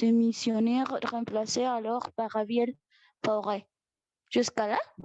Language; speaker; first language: French; non-native, learner; Spanish